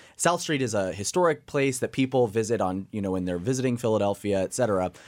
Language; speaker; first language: English; native; English